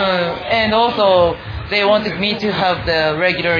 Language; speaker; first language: English; non-native, fluent; Japanese